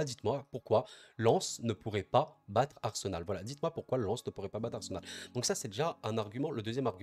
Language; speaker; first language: French; native; French